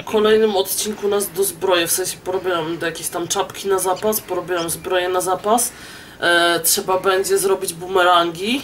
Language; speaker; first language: Polish; native; Polish